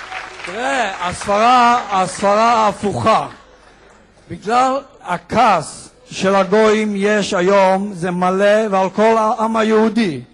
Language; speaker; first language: Hebrew; non-native, fluent; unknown